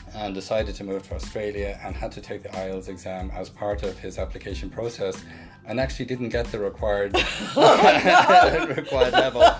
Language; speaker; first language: English; native; English